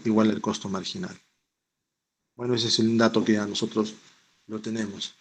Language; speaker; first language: Spanish; native; Spanish